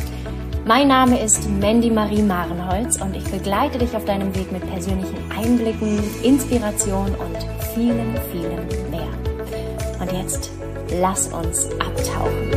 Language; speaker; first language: German; native; German